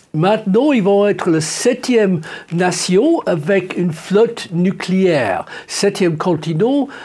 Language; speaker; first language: French; non-native, fluent; English